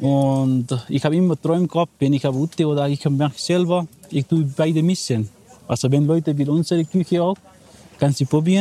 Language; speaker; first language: German; non-native, learner; Nepali